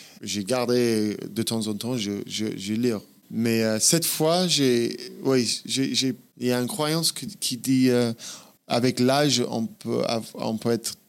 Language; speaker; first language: French; non-native, fluent; English